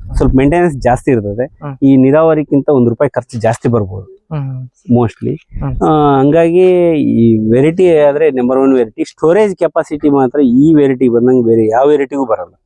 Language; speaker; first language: Kannada; native; Kannada